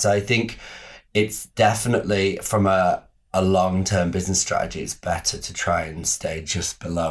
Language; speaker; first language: English; native; English